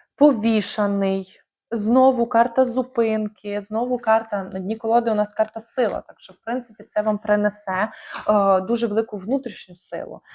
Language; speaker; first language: Ukrainian; non-native, local second language; Russian